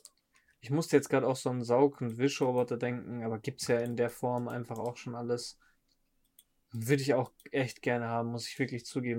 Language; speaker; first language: German; native; German